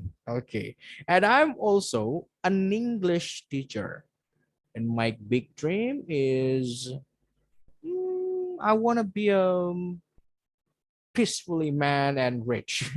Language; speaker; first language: English; non-native, fluent; Indonesian